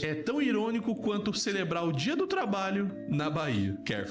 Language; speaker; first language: Portuguese; native; Portuguese